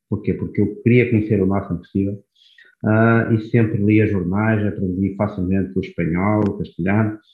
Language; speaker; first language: Portuguese; native; Portuguese